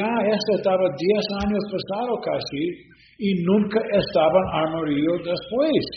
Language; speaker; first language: Spanish; non-native, learner; English